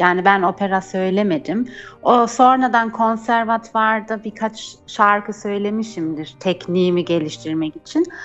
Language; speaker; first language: Turkish; early bilingual, heritage; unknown